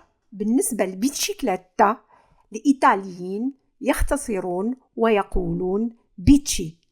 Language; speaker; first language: Arabic; native; Arabic